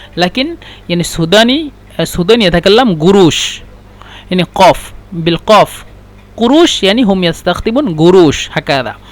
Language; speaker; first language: Egyptian Arabic; non-native, learner; Bangla